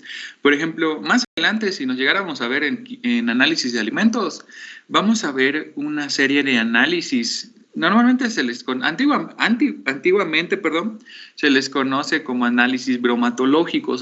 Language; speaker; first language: Spanish; native; Spanish